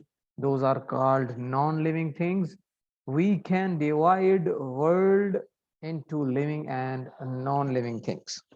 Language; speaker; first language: English; non-native, learner; Arabic